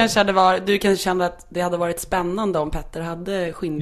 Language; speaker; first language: Swedish; native; Swedish